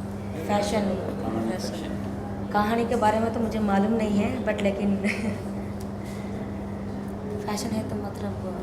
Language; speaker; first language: Hindi; non-native, local second language; Lambadi